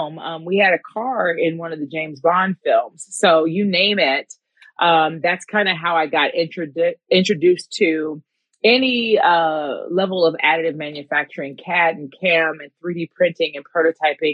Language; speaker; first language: English; native; English